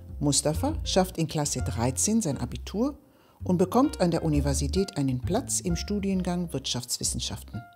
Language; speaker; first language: German; non-native, fluent; Greek